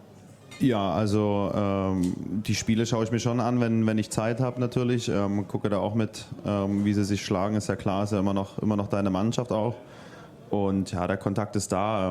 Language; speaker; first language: German; native; German